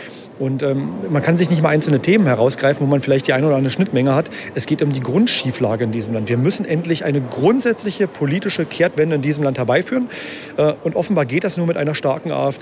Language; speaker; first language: German; native; German